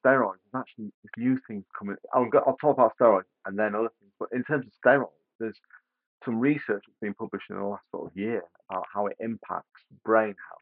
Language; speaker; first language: English; native; English